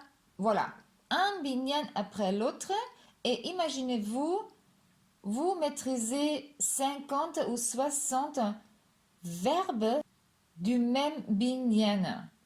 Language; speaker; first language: French; non-native, fluent; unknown